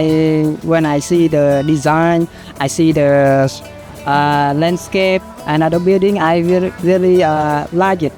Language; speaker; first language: English; non-native, learner; Khmer